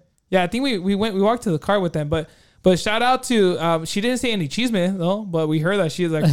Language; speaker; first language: English; early bilingual, other home language; Spanish